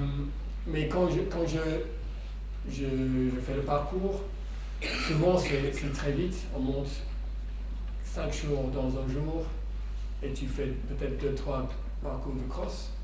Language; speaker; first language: French; non-native, fluent; English